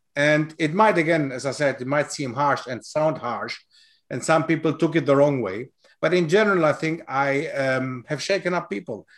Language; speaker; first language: English; non-native, fluent; Greek